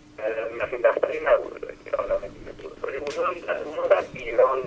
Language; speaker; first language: Persian; early bilingual, heritage; Persian